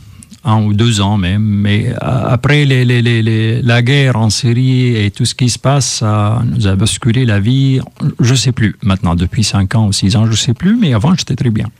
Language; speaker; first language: French; non-native, fluent; Arabic